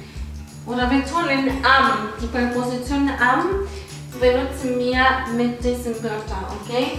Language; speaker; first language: German; non-native, fluent; Spanish